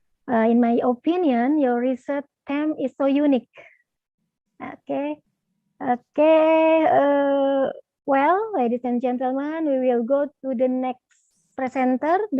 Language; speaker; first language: English; non-native, learner; Indonesian